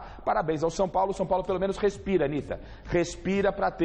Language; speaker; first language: Portuguese; native; Portuguese